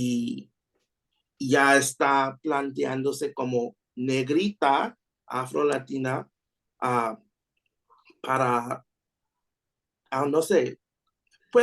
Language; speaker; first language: Spanish; non-native, learner; English